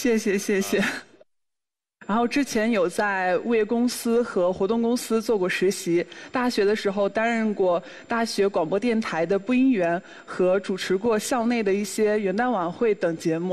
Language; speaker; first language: Chinese; native; Chinese